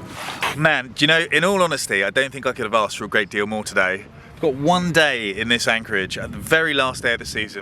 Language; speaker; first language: English; native; English